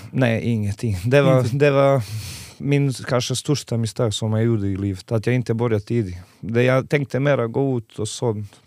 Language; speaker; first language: Swedish; non-native, fluent; Serbian